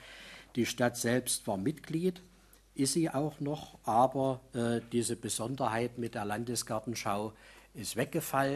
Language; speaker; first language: German; native; German